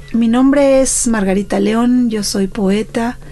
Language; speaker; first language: Spanish; native; Spanish